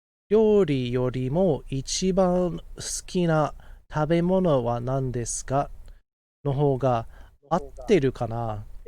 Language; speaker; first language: Japanese; non-native, fluent; English